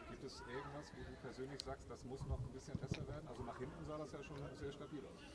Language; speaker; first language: German; native; German